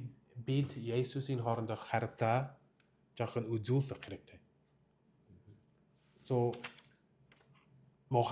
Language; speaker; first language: Mongolian; non-native, learner; English